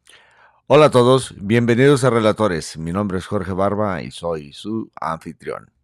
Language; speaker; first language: Spanish; native; Spanish